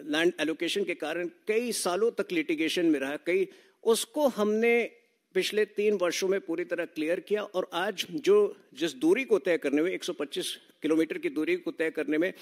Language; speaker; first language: Hindi; native; Hindi